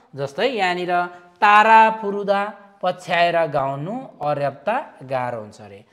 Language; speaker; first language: Nepali; native; Nepali